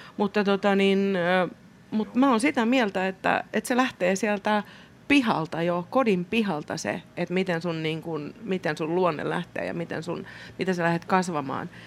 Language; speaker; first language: Finnish; native; Finnish